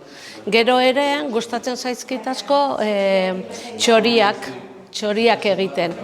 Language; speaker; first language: Basque; non-native, local second language; Spanish